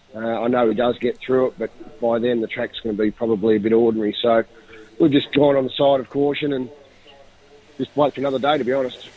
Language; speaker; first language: English; native; English